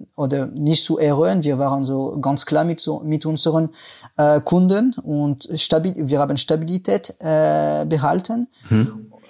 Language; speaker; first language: German; non-native, fluent; French